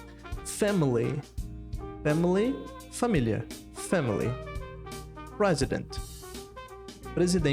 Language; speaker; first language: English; non-native, fluent; Portuguese